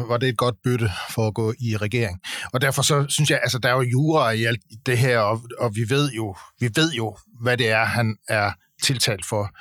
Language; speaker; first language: Danish; native; Danish